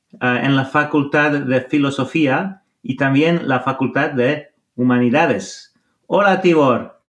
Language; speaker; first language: Spanish; non-native, fluent; English